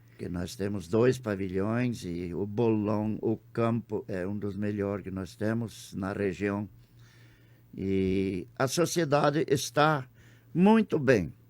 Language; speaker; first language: Portuguese; non-native, local second language; German